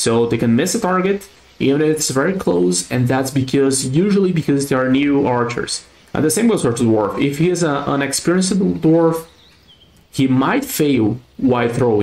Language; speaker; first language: English; non-native, fluent; Portuguese